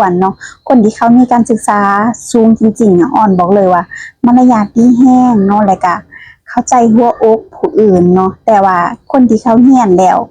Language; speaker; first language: Thai; non-native, local second language; Northeastern Thai